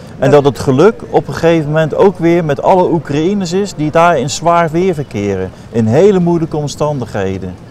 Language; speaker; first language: Dutch; native; Dutch